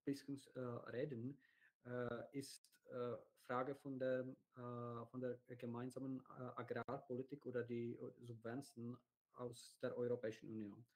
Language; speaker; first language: German; non-native, learner; Czech